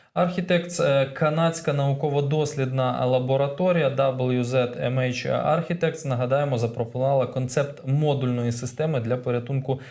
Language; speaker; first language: Ukrainian; native; Ukrainian